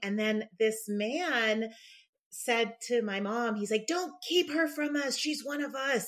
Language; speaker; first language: English; early bilingual, other home language; Spanish